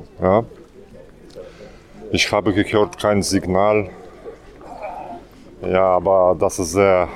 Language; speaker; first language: German; non-native, learner; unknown